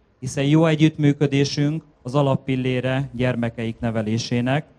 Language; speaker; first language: Hungarian; native; Hungarian